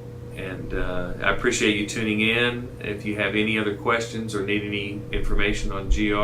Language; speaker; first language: English; native; English